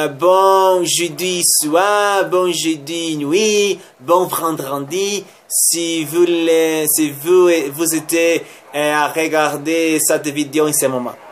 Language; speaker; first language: French; non-native, learner; Spanish